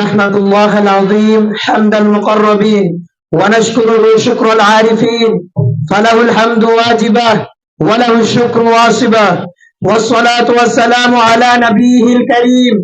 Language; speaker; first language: Arabic; non-native, learner; Bangla